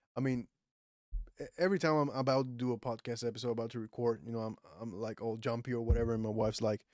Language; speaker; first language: English; non-native, fluent; Spanish